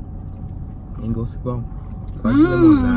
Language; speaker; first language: Portuguese; early bilingual, heritage; Portuguese